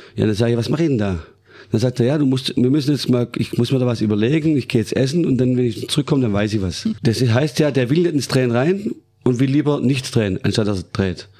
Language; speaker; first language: German; native; German